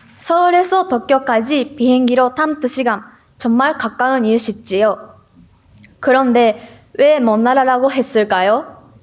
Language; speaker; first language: Korean; non-native, learner; Japanese